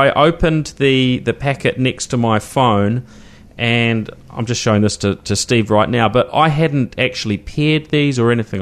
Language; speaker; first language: English; native; English